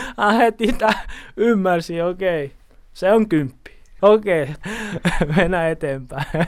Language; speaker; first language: Finnish; non-native, learner; Portuguese